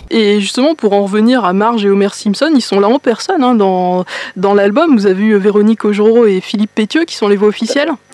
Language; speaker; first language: French; native; French